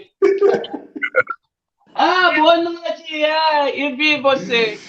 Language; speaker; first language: Portuguese; non-native, learner; English